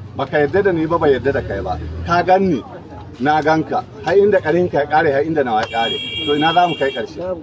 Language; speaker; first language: Hausa; non-native, local second language; Fula